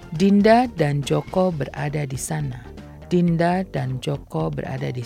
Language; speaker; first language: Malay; non-native, fluent; Chinese